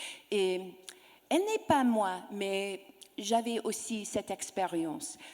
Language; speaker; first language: French; non-native, learner; English